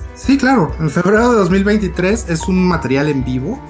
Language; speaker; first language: Spanish; native; Spanish